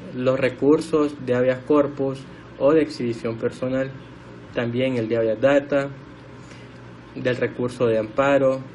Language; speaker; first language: Spanish; native; Spanish